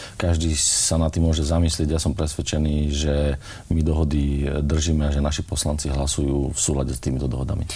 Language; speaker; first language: Slovak; native; Slovak